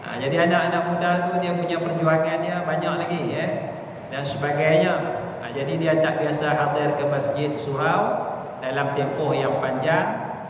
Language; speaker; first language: Malay; native; Malay